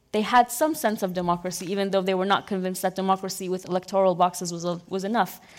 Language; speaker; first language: English; non-native, fluent; Arabic